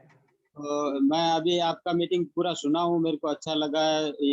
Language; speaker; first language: Hindi; non-native, local second language; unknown